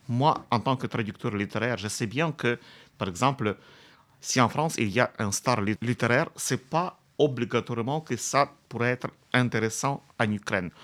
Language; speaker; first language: French; non-native, fluent; Ukrainian